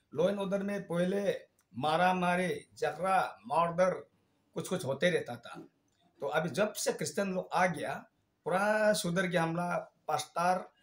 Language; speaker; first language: Hindi; non-native, local second language; Nyishi